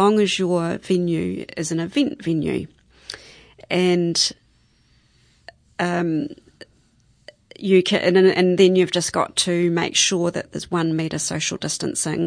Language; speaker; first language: English; native; English